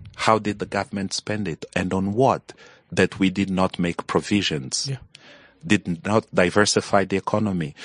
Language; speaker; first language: English; non-native, fluent; Portuguese